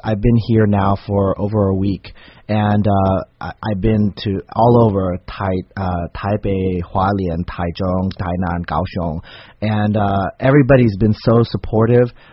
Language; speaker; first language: English; native; English